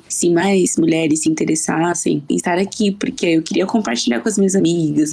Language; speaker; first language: Portuguese; native; Portuguese